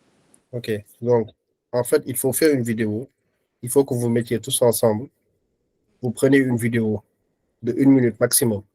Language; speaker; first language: French; non-native, local second language; Wolof